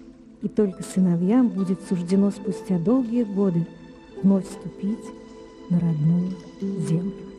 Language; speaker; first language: Russian; native; Russian